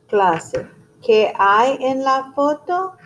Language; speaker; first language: Spanish; non-native, fluent; English